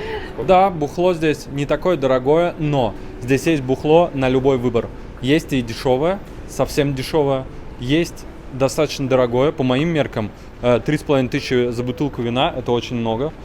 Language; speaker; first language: Russian; native; Russian